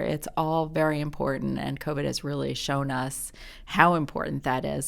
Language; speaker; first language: English; native; English